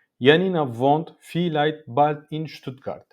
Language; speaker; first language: German; non-native, learner; Turkish